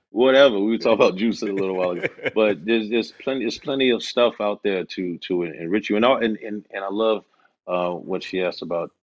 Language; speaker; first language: English; native; English